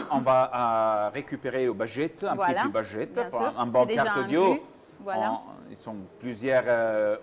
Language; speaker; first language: French; non-native, learner; Italian